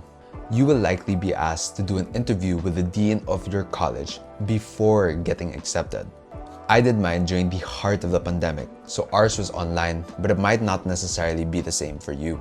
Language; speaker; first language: English; non-native, local second language; Filipino